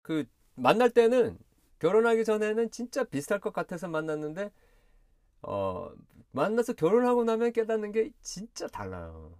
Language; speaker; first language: Korean; early bilingual, heritage; Korean